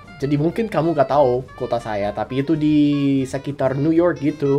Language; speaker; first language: Indonesian; non-native, fluent; English